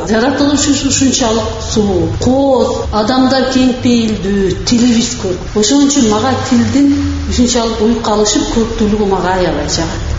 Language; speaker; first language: Kyrgyz; non-native, local second language; Karachay-Balkar